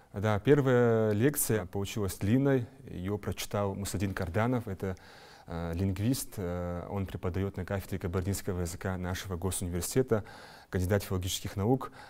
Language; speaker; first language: Russian; non-native, local second language; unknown